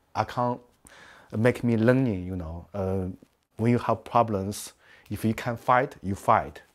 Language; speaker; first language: English; non-native, learner; Chinese